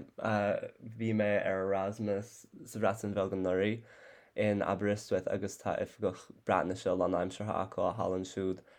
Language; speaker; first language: Irish; non-native, fluent; English